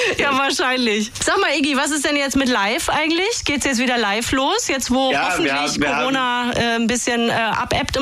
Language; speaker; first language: German; native; German